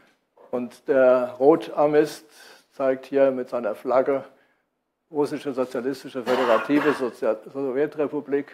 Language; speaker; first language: German; native; German